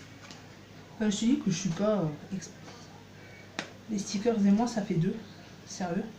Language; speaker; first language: French; native; French